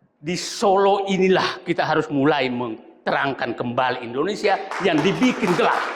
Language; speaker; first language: Indonesian; non-native, local second language; Buginese